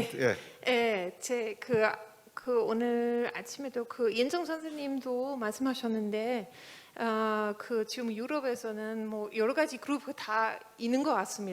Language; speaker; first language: Korean; non-native, fluent; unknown